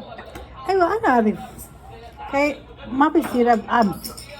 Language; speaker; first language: Arabic; non-native, learner; Filipino